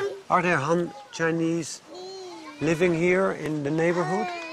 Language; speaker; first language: English; non-native, fluent; Dutch